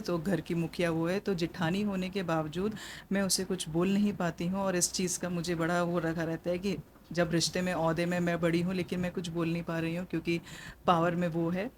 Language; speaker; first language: Hindi; native; Hindi